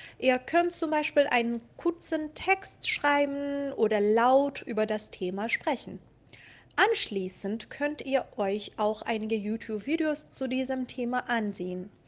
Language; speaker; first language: German; non-native, fluent; Persian